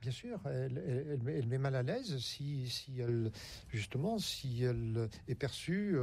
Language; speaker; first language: French; native; French